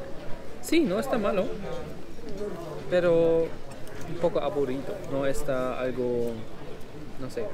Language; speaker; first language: Spanish; non-native, learner; German